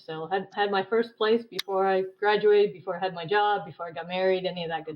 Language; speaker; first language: English; native; English